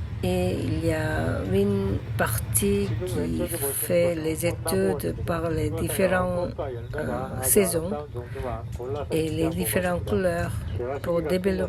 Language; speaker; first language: French; non-native, learner; Korean